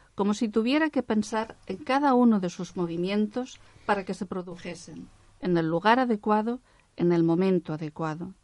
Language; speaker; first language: Spanish; non-native, local second language; Catalan